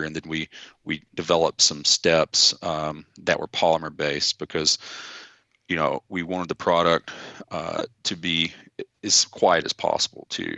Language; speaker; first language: English; native; English